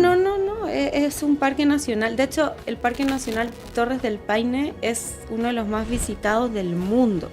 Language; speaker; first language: Spanish; native; Spanish